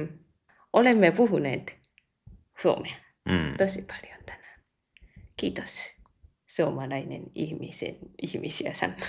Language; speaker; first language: Finnish; non-native, learner; Japanese